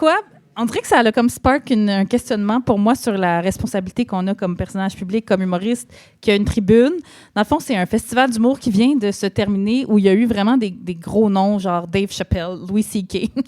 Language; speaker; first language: French; native; French